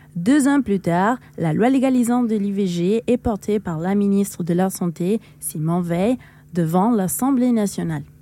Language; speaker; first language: French; non-native, fluent; Spanish